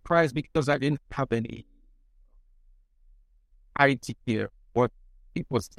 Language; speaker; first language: English; non-native, local second language; Igbo